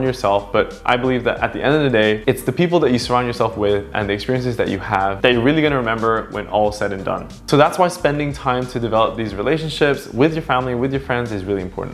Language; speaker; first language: English; native; English